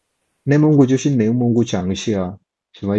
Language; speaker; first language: Chinese; non-native, learner; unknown